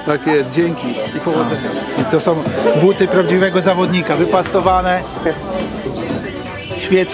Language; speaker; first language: Polish; native; Polish